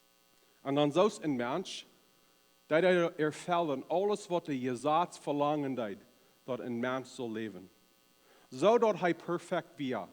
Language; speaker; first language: German; non-native, learner; Plautdietsch